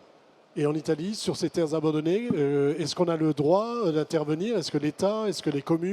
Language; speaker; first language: French; native; French